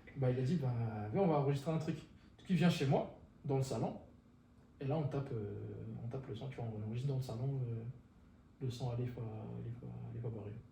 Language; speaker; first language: French; non-native, local second language; Malagasy